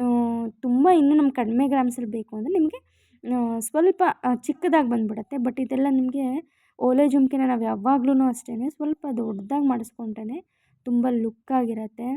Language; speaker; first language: Kannada; native; Kannada